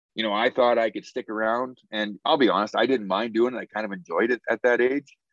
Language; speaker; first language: English; native; English